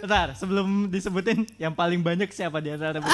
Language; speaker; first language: Indonesian; native; Indonesian